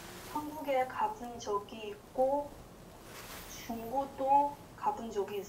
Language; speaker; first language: Korean; non-native, learner; English